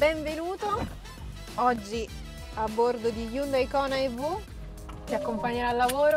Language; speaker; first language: Italian; native; Italian